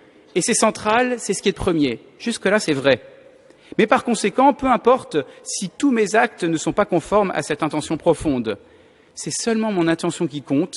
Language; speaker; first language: French; native; French